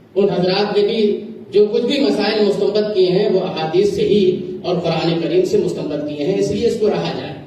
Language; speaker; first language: Urdu; native; Urdu